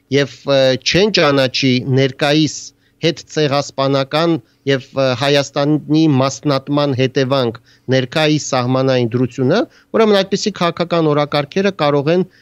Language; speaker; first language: Armenian; native; Armenian